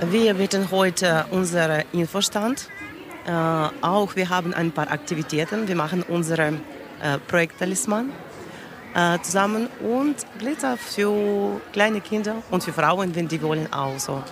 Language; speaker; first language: German; non-native, learner; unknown